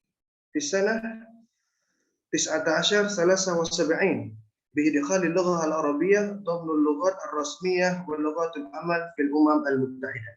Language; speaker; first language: Arabic; non-native, fluent; Indonesian